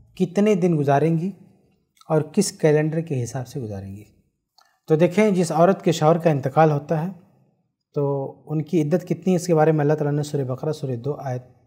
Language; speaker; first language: Hindi; native; Hindi